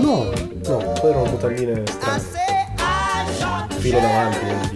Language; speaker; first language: Italian; native; Italian